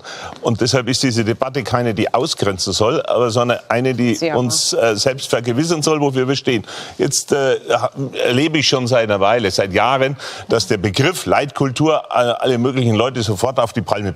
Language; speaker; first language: German; native; German